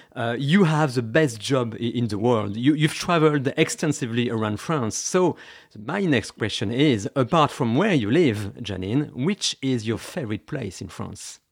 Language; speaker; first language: English; non-native, fluent; French